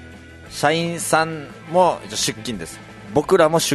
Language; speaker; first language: Japanese; native; Japanese